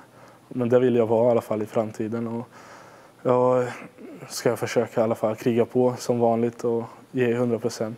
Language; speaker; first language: Swedish; non-native, fluent; Hungarian